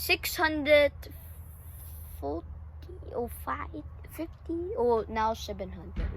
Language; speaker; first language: English; non-native, learner; Thai